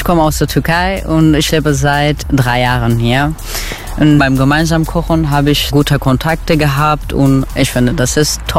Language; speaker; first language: German; non-native, learner; Turkish